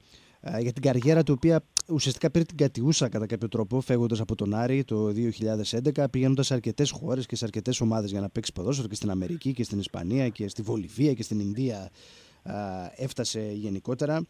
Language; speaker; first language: Greek; native; Greek